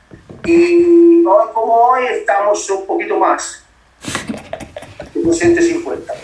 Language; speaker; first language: Spanish; non-native, learner; Italian